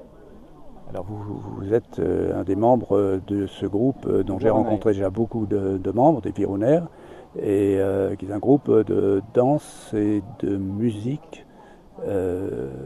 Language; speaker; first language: French; native; French